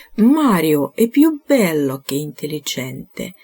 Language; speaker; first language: Italian; non-native, fluent; Ukrainian